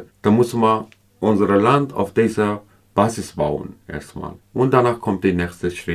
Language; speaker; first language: German; non-native, fluent; Kurdish